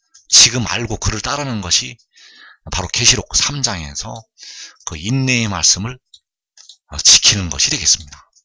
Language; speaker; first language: Korean; native; Korean